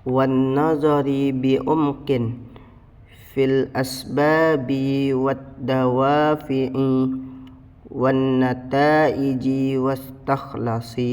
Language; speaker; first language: Arabic; non-native, learner; Indonesian